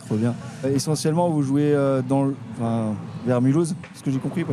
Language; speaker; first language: French; native; French